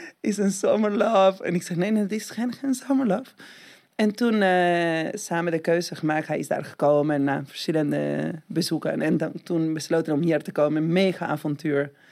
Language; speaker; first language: Dutch; non-native, fluent; Spanish